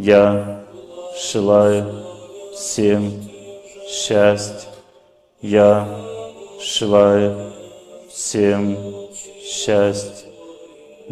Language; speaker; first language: Russian; native; Russian